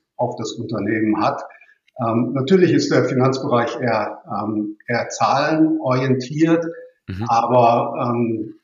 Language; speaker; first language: German; native; German